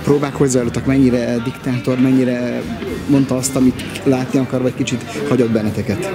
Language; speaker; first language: Hungarian; native; Hungarian